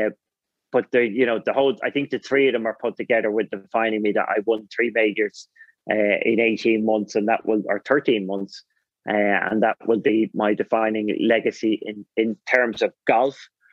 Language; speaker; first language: English; native; English